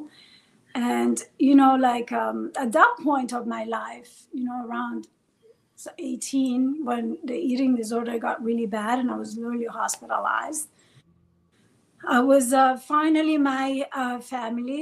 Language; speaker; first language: English; non-native, fluent; Persian